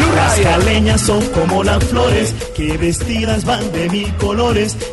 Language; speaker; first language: Spanish; native; Spanish